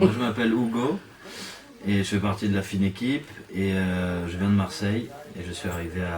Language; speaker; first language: French; native; French